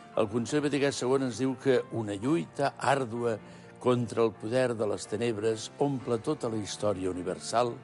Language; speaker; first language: Catalan; native; Catalan